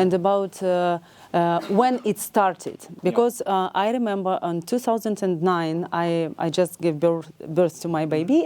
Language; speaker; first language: English; non-native, learner; Ukrainian